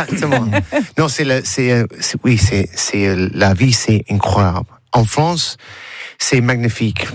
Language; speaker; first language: French; non-native, learner; English